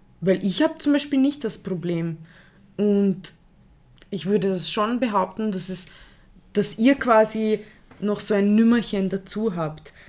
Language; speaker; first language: German; early bilingual, other home language; Croatian